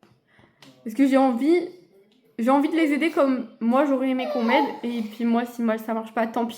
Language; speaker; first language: French; native; French